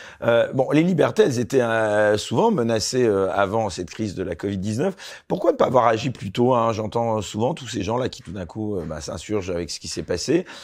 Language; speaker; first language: French; native; French